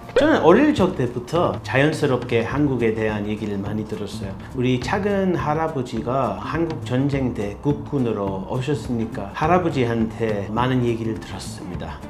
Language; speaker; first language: Korean; non-native, fluent; English